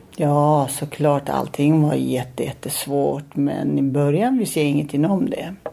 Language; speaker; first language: Swedish; non-native, fluent; Turkish